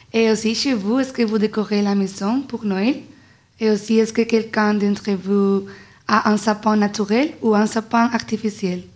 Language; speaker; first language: French; non-native, fluent; Spanish